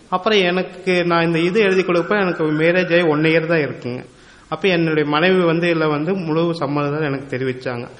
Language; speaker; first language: Tamil; native; Tamil